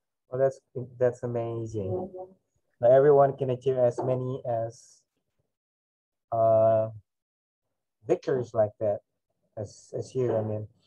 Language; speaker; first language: English; non-native, fluent; Indonesian